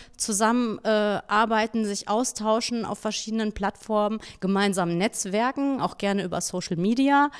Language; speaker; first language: German; native; German